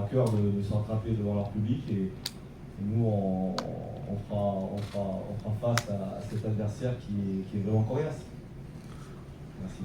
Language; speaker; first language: French; native; French